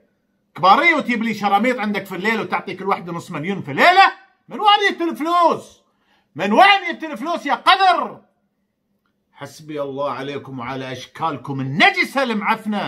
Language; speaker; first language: Arabic; native; Arabic